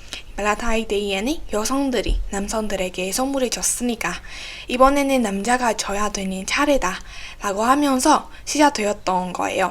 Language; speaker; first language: Korean; non-native, fluent; Burmese